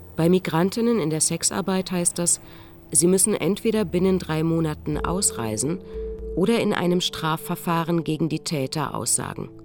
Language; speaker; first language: German; native; German